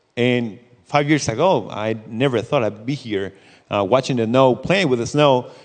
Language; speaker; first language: English; non-native, fluent; Spanish